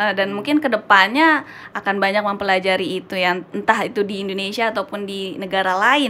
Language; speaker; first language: Indonesian; native; Indonesian